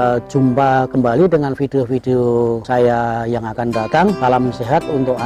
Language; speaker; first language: Indonesian; native; Indonesian